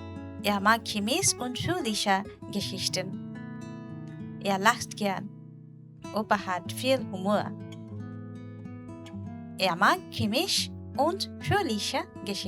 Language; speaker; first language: German; non-native, learner; Bangla